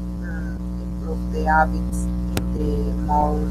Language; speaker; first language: English; non-native, learner; Spanish